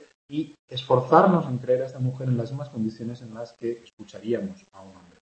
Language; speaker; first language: Spanish; native; Spanish